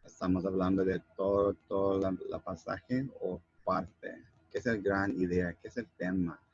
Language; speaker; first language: Spanish; non-native, learner; English